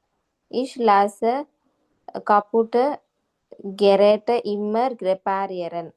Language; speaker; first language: German; non-native, learner; Tamil